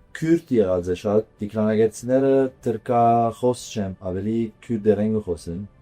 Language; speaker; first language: Armenian; early bilingual, heritage; Armenian